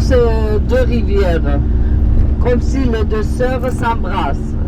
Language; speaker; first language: French; non-native, fluent; Georgian